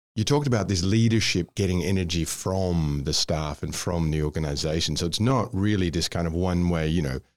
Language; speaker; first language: English; native; English